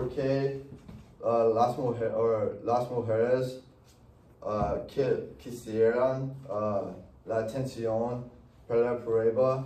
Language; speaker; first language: Spanish; non-native, learner; English